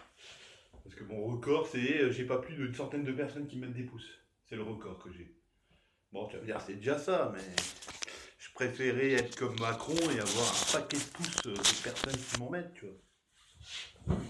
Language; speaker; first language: French; native; French